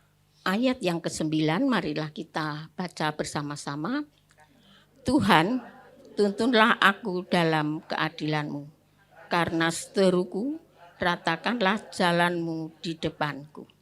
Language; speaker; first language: Indonesian; native; Indonesian